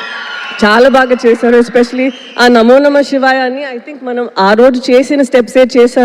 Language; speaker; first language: Telugu; non-native, local second language; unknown